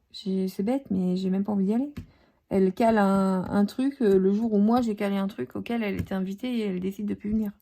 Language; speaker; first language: French; native; French